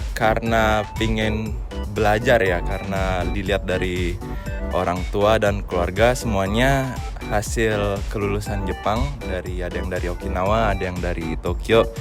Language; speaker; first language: Indonesian; native; Indonesian